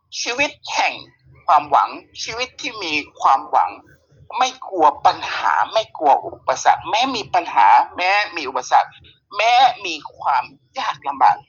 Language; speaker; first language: Thai; native; Thai